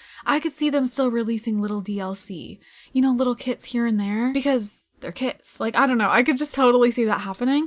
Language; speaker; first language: English; native; English